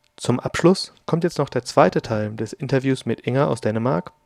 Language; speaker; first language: German; native; German